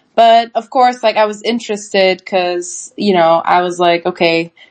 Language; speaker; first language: English; non-native, fluent; Turkish